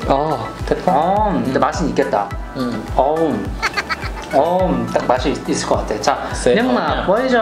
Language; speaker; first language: Vietnamese; non-native, learner; Korean